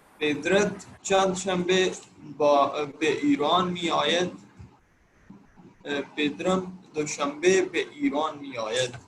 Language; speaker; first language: Persian; non-native, learner; Urdu